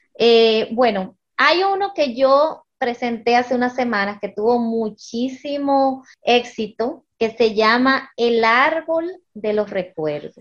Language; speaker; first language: Spanish; early bilingual, heritage; Spanish